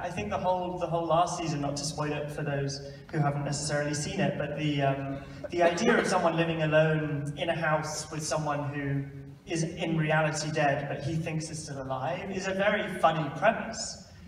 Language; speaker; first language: English; native; English